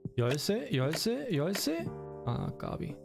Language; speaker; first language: Korean; non-native, learner; German